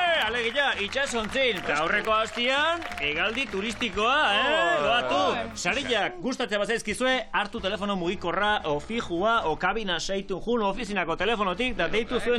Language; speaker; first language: Basque; native; Basque